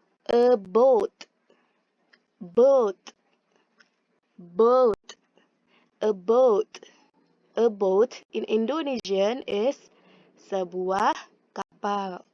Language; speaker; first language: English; non-native, fluent; Indonesian